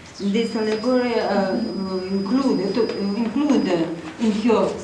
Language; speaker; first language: English; non-native, learner; Russian